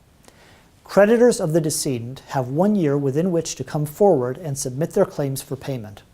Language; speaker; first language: English; native; English